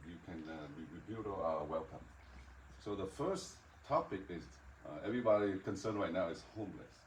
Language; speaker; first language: English; non-native, fluent; Vietnamese